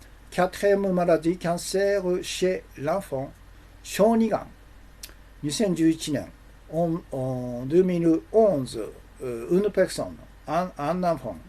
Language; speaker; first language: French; non-native, learner; Japanese